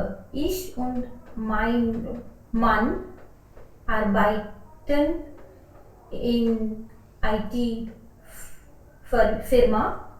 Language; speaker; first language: German; non-native, learner; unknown